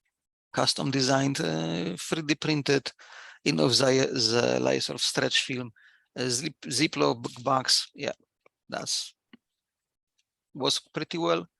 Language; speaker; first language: English; non-native, fluent; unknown